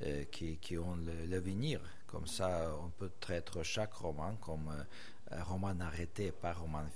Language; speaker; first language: French; non-native, fluent; Russian